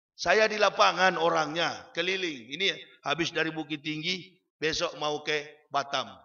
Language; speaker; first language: Malay; native; Malay